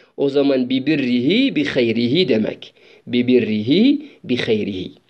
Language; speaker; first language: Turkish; non-native, fluent; Arabic